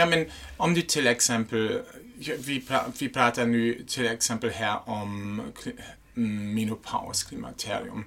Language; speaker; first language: Swedish; non-native, fluent; German